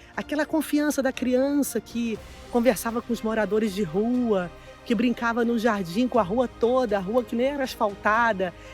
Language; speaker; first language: Portuguese; native; Portuguese